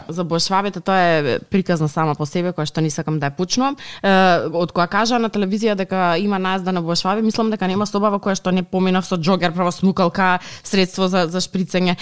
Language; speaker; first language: Macedonian; native; Macedonian